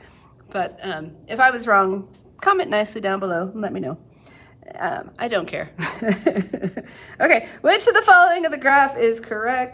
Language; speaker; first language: English; native; English